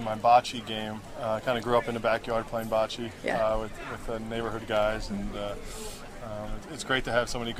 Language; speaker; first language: English; native; English